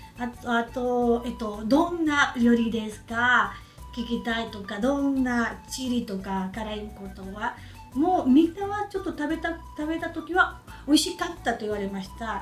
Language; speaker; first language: Japanese; non-native, learner; Spanish